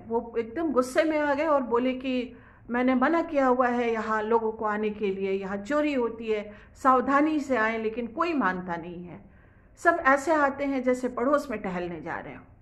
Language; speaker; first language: Hindi; native; Hindi